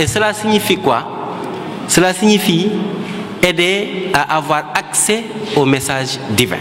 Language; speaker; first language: French; non-native, local second language; Wolof